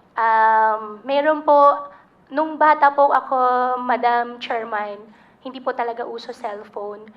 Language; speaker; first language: Filipino; native; Filipino